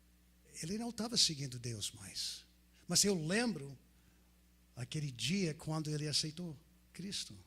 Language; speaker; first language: Portuguese; non-native, fluent; English